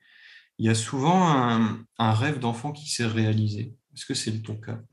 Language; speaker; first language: French; native; French